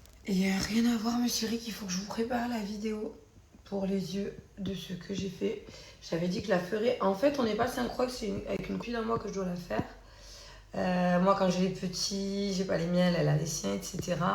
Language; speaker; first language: French; native; French